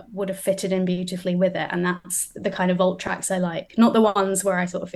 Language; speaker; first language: English; native; English